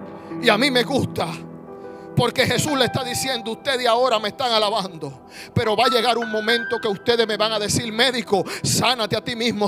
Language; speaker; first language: Spanish; native; Spanish